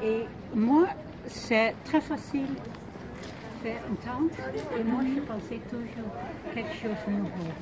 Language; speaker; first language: French; non-native, learner; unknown